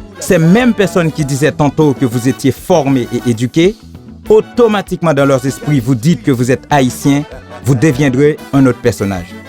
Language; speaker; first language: French; non-native, local second language; Haitian Creole